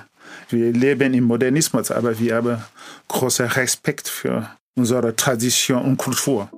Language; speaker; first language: German; non-native, learner; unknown